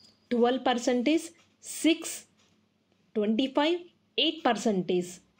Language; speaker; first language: English; non-native, local second language; Telugu